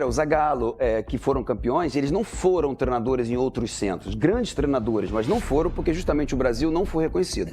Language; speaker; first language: Portuguese; native; Portuguese